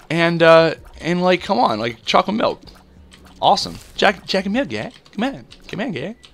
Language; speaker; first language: English; native; English